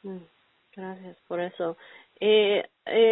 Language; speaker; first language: Spanish; non-native, learner; English